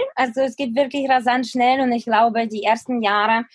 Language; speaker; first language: German; non-native, fluent; Ukrainian